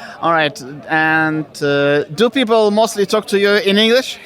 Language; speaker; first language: English; non-native, fluent; Lithuanian